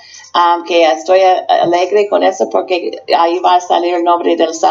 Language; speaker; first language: Spanish; non-native, fluent; English